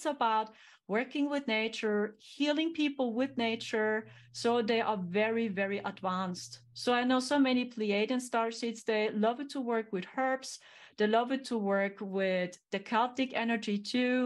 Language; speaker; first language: English; non-native, fluent; German